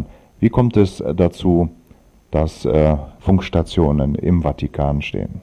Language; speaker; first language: German; native; German